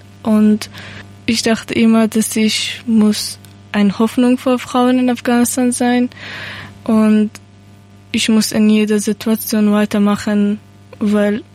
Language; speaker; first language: German; non-native, learner; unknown